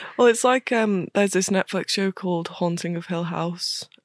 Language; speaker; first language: English; native; English